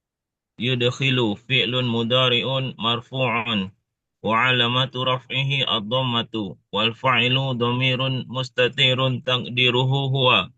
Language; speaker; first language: Arabic; non-native, learner; Indonesian